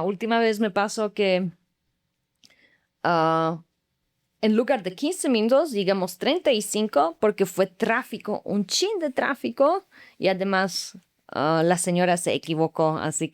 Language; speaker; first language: Spanish; non-native, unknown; Slovak